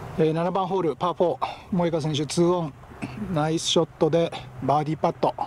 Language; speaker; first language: Japanese; native; Japanese